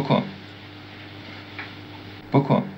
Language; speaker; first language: French; non-native, learner; German